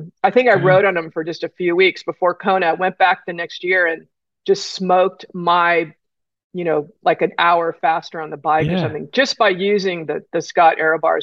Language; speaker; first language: English; native; English